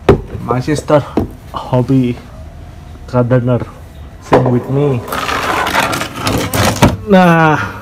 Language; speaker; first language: English; non-native, learner; Indonesian